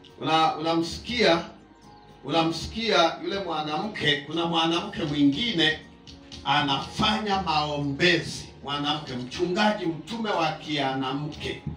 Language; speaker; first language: Swahili; native; Swahili